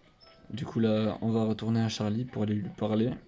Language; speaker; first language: French; native; French